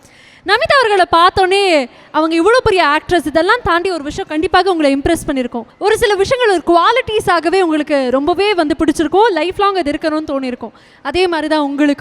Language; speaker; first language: Tamil; native; Tamil